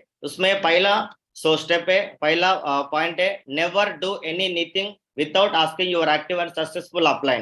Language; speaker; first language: Hindi; non-native, local second language; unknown